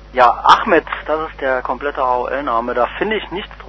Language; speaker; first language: German; native; German